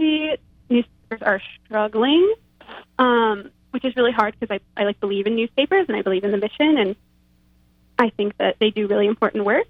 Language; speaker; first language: English; native; English